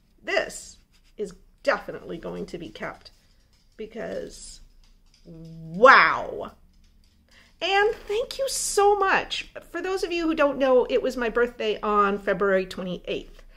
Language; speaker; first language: English; native; English